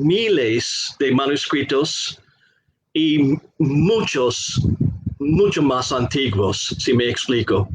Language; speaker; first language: Spanish; non-native, fluent; English